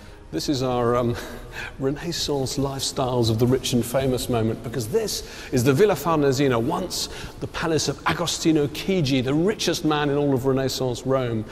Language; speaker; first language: English; native; English